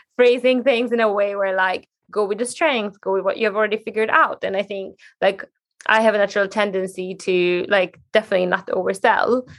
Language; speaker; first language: English; non-native, fluent; Hungarian